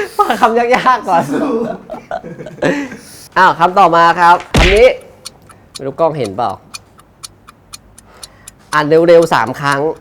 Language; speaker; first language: Thai; native; Thai